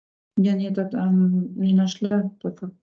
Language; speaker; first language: Russian; non-native, learner; Persian